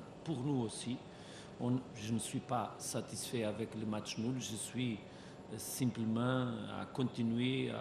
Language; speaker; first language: French; non-native, learner; Portuguese